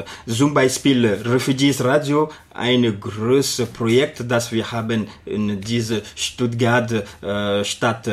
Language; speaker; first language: German; non-native, learner; Arabic